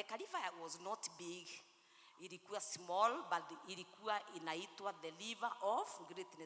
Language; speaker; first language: English; non-native, local second language; Swahili